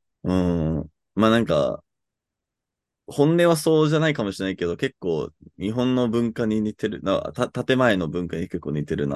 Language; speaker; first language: Japanese; non-native, fluent; English